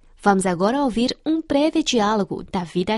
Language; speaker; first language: Portuguese; non-native, fluent; Chinese